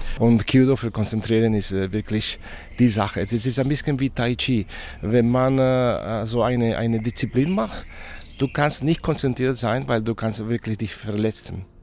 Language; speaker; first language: German; non-native, fluent; Spanish